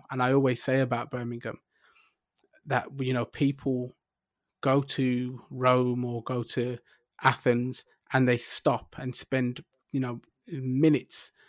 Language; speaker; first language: English; native; English